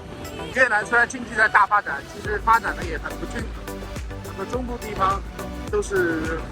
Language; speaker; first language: Chinese; native; Chinese